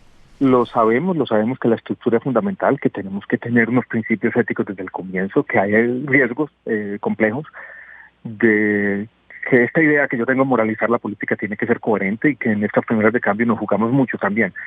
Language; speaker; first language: Spanish; native; Spanish